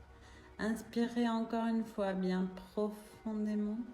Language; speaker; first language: French; native; French